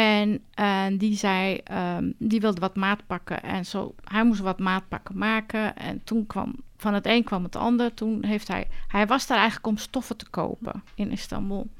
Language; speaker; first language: Dutch; early bilingual, other home language; Turkish